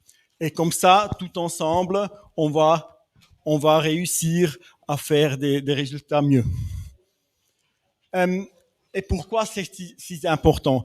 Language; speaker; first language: French; non-native, fluent; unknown